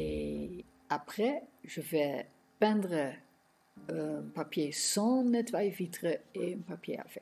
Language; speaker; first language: French; non-native, fluent; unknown